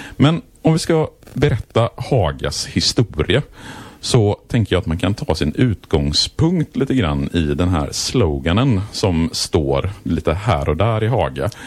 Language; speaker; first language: Swedish; native; Swedish